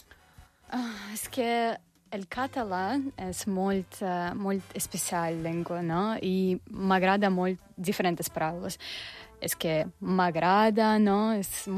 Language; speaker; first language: Catalan; non-native, learner; English